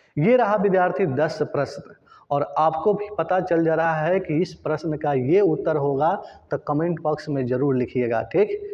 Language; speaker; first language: Hindi; native; Hindi